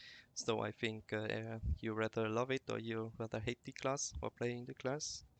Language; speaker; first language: English; non-native, fluent; German